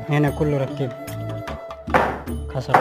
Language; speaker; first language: Arabic; non-native, learner; Bangla